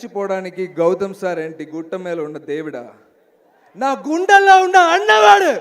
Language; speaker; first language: Telugu; non-native, learner; Malayalam